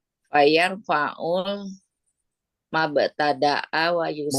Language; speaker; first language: Arabic; non-native, learner; Indonesian